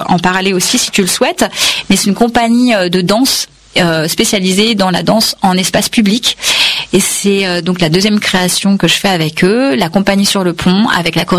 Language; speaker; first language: French; non-native, fluent; Kannada